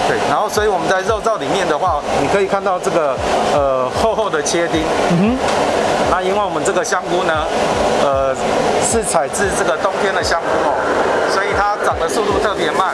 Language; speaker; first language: Chinese; native; Chinese